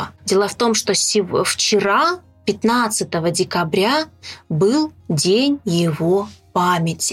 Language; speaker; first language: Russian; native; Russian